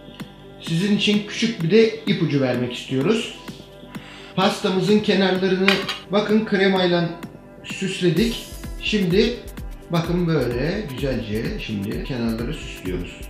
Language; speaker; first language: Turkish; native; Turkish